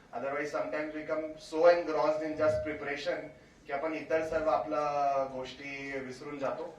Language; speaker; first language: Marathi; non-native, local second language; Hindi